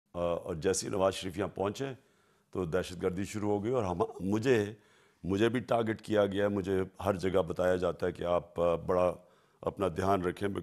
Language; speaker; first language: Urdu; native; Urdu